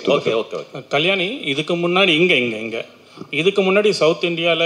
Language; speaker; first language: Tamil; native; Tamil